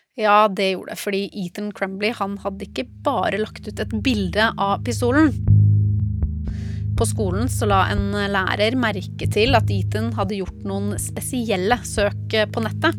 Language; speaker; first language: Norwegian; native; Norwegian